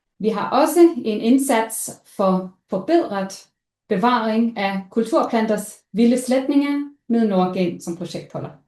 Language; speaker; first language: Danish; non-native, local second language; Faroese